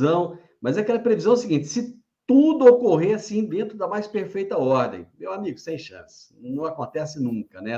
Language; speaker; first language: Portuguese; native; Portuguese